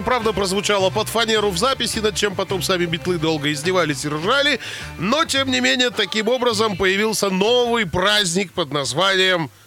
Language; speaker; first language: Russian; native; Russian